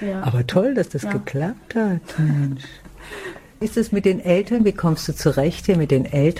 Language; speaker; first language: German; native; German